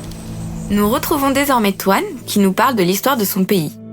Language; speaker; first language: French; native; French